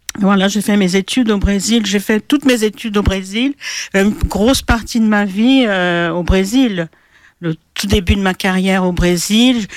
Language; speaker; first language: French; non-native, fluent; Portuguese